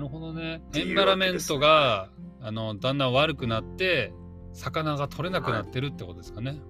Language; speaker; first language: Japanese; native; Japanese